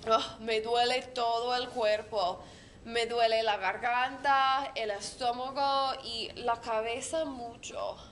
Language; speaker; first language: Spanish; non-native, learner; English